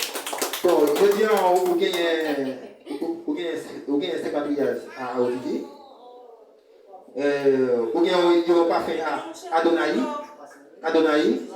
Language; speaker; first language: French; non-native, learner; Haitian Creole